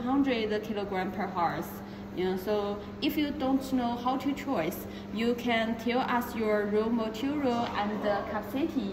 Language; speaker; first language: English; non-native, learner; Chinese